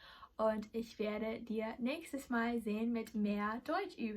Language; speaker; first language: German; non-native, learner; English